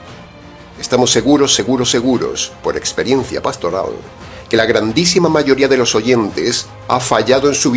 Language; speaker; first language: Spanish; native; Spanish